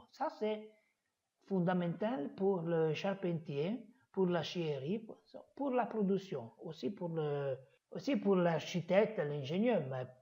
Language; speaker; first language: French; non-native, fluent; Italian